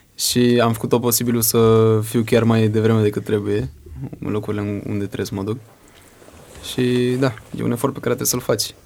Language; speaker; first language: Romanian; early bilingual, heritage; Romanian